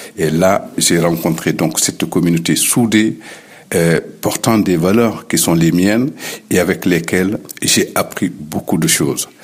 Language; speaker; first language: French; non-native, local second language; Fula